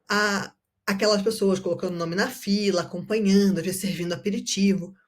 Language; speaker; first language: Portuguese; native; Portuguese